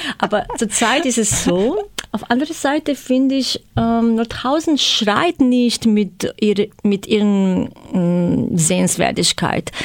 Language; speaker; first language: German; non-native, fluent; Croatian